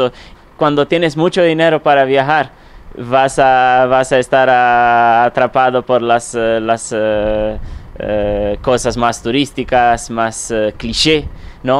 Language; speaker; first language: Spanish; non-native, fluent; Romanian